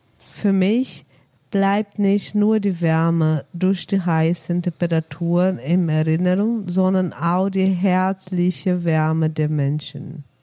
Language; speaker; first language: German; non-native, fluent; Portuguese